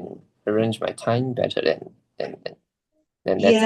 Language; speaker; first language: English; non-native, learner; Chinese